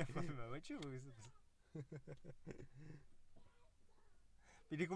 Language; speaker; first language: French; native; French